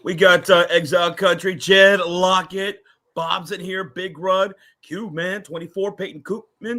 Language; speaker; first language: English; native; English